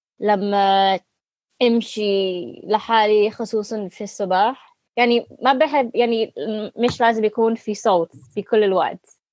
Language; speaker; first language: Arabic; non-native, learner; English